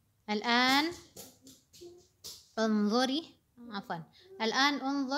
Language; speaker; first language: Arabic; non-native, fluent; Indonesian